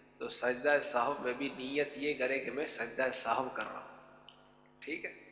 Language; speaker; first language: Urdu; native; Urdu